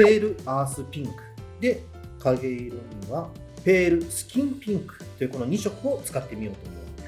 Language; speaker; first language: Japanese; native; Japanese